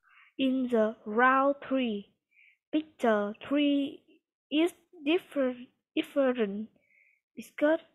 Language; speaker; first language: English; non-native, learner; Vietnamese